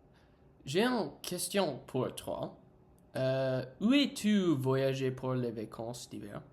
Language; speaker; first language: French; non-native, learner; English